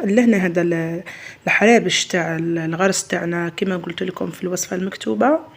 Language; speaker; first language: Arabic; native; Arabic